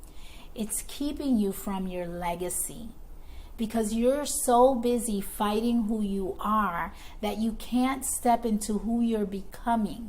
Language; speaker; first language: English; native; English